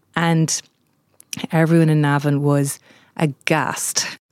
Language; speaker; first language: English; native; English